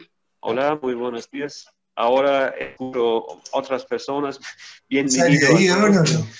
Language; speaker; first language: Spanish; non-native, fluent; German